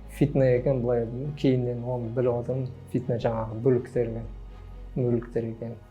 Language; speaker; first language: Kazakh; non-native, local second language; Uzbek